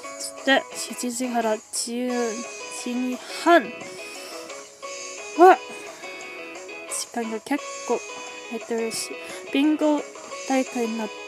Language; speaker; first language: Japanese; non-native, learner; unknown